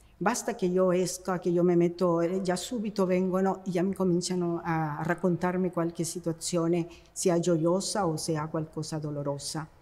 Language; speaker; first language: Italian; non-native, fluent; Spanish